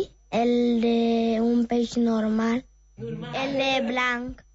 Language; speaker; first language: Catalan; non-native, learner; Spanish